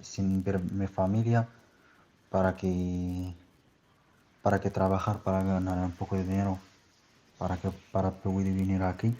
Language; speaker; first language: Spanish; non-native, learner; Arabic